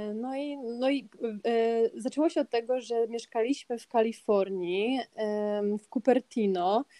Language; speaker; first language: Polish; early bilingual, other home language; English